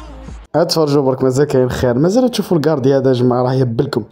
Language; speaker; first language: Arabic; native; Arabic